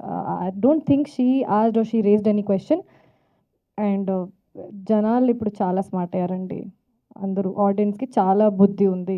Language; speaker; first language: Telugu; non-native, fluent; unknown